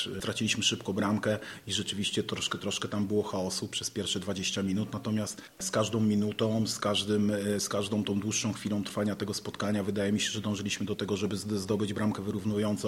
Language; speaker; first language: Polish; native; Polish